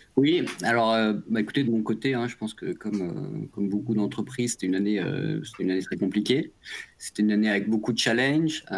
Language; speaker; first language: French; native; French